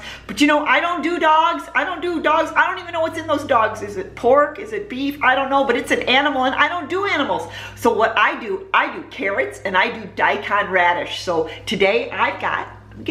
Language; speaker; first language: English; native; English